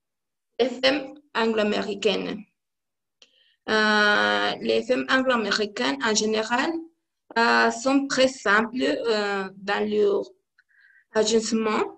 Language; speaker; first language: French; non-native, learner; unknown